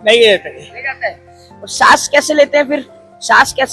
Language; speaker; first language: Hindi; native; Hindi